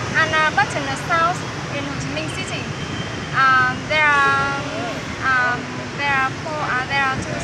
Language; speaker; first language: English; non-native, learner; Vietnamese